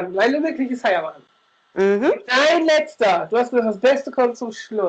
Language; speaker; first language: German; native; German